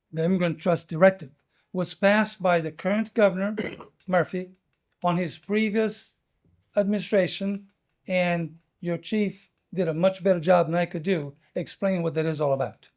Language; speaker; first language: English; non-native, fluent; Portuguese